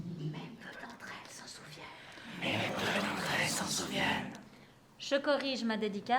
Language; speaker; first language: French; native; French